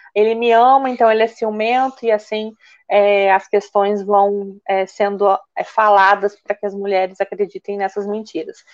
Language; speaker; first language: Portuguese; native; Portuguese